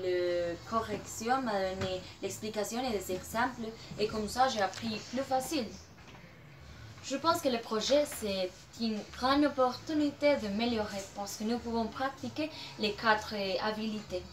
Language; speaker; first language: French; non-native, learner; Spanish